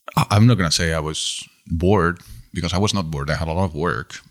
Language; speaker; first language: English; non-native, fluent; Spanish